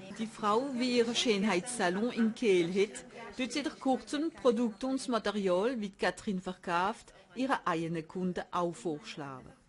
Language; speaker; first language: German; non-native, local second language; French